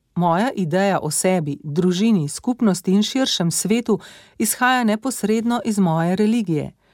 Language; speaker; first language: Slovenian; native; Slovenian